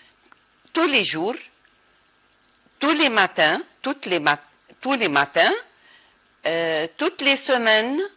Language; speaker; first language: French; non-native, fluent; Arabic